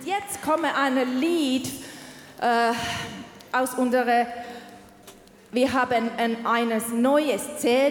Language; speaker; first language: German; non-native, learner; Finnish